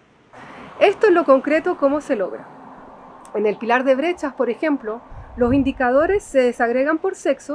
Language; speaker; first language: Spanish; native; Spanish